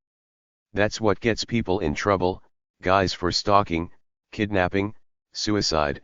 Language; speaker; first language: English; native; English